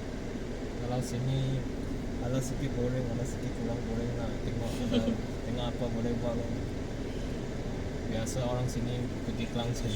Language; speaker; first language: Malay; non-native, local second language; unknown